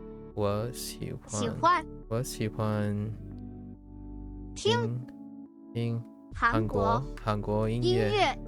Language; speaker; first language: Chinese; non-native, learner; English